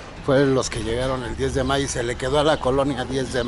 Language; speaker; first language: Spanish; native; Spanish